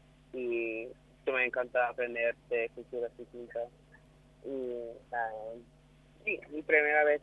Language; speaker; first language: Spanish; non-native, learner; English